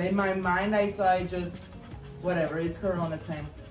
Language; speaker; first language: English; early bilingual, other home language; Spanish